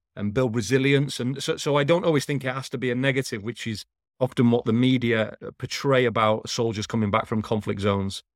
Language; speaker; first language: English; native; English